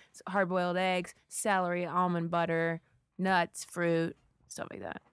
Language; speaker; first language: English; native; English